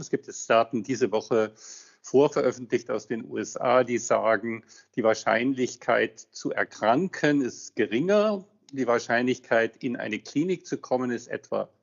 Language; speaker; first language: German; native; German